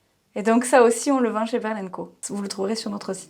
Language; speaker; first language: French; native; French